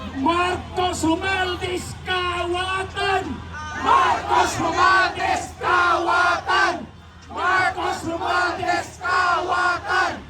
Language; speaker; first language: Filipino; non-native, local second language; Cebuano